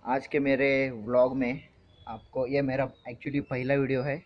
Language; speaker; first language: Hindi; non-native, local second language; Marathi